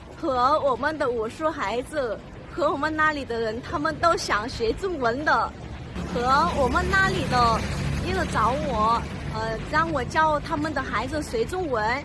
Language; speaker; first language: Chinese; non-native, learner; Vietnamese